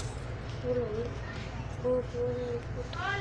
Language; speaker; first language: Spanish; native; Spanish